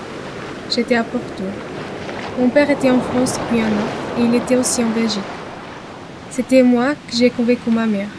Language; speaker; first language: French; non-native, learner; Portuguese